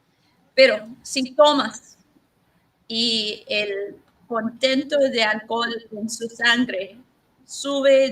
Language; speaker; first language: Spanish; non-native, learner; English